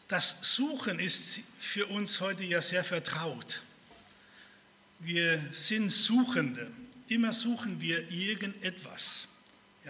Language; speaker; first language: German; early bilingual, other home language; Spanish